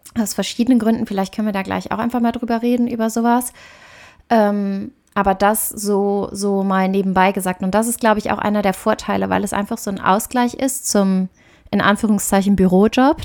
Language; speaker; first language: German; native; German